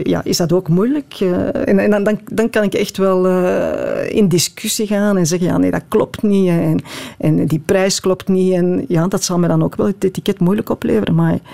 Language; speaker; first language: Dutch; native; Dutch